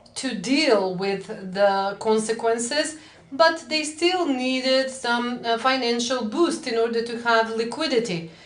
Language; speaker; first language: English; non-native, fluent; Macedonian